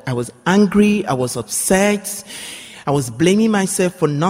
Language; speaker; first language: English; non-native, local second language; Yoruba